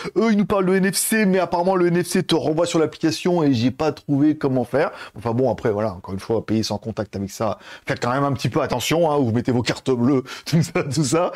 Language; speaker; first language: French; native; French